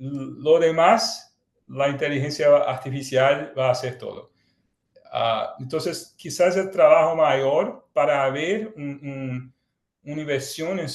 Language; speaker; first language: Spanish; non-native, fluent; Portuguese